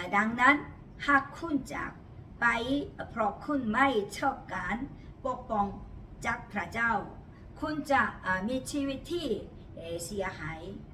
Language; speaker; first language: Thai; non-native, learner; Korean